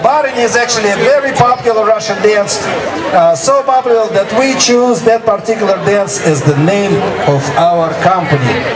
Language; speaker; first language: English; non-native, fluent; Russian